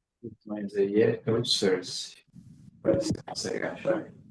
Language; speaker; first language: Portuguese; native; Portuguese